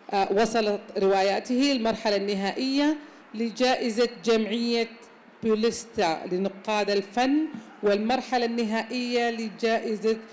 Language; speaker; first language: Arabic; native; Arabic